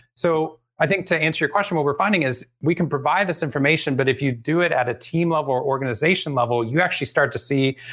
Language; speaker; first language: English; native; English